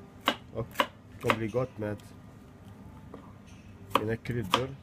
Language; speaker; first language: Swedish; non-native, learner; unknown